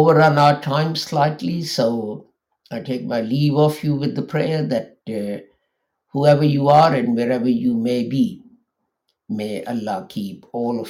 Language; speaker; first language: English; non-native, local second language; Urdu